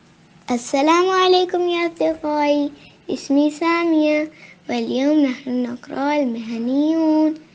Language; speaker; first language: Arabic; non-native, learner; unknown